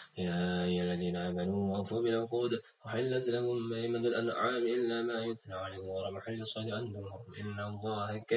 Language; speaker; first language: Arabic; non-native, learner; Indonesian